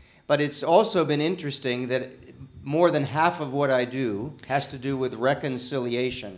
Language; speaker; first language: English; native; English